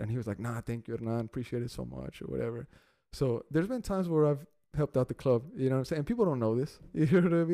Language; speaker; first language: English; early bilingual, other home language; Spanish